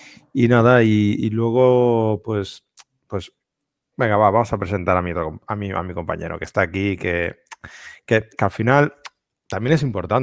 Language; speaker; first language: Spanish; native; Spanish